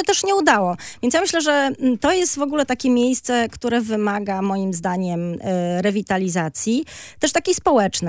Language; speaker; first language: Polish; native; Polish